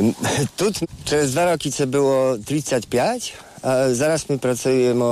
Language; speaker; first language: Ukrainian; non-native, fluent; Polish